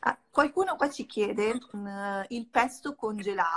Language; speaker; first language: Italian; native; Italian